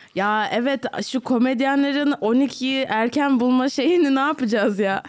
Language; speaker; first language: Turkish; native; Turkish